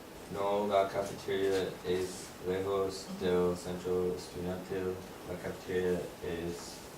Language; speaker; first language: Spanish; non-native, learner; English